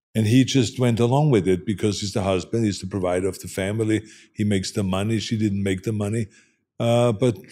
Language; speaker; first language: English; non-native, fluent; German